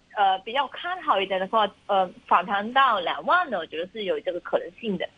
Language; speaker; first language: Chinese; non-native, local second language; Cantonese